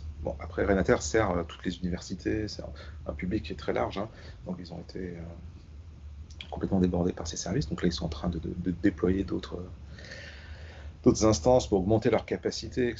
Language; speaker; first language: French; native; French